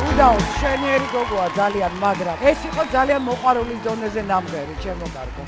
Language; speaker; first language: Georgian; native; Georgian